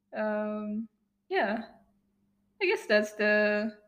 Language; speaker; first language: English; non-native, fluent; Japanese